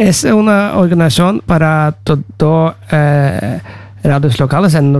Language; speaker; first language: Spanish; non-native, learner; Norwegian